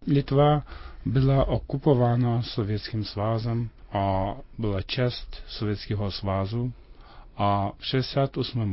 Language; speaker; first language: Czech; non-native, fluent; Lithuanian